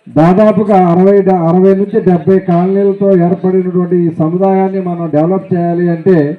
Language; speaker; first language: Telugu; native; Telugu